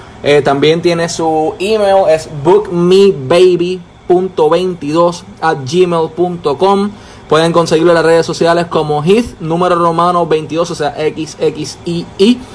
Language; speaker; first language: Spanish; native; Spanish